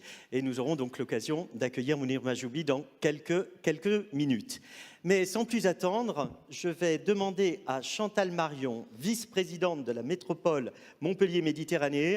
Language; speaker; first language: French; native; French